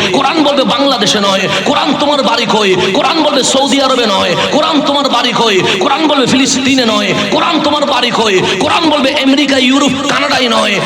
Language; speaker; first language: Bangla; non-native, local second language; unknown